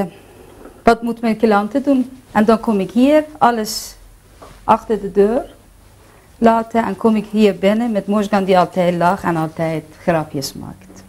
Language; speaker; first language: Dutch; non-native, fluent; Persian